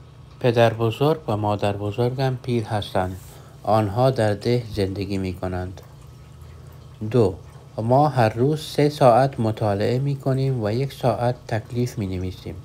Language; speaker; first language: Persian; non-native, fluent; Urdu